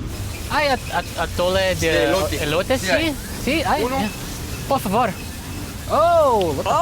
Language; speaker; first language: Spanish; non-native, learner; English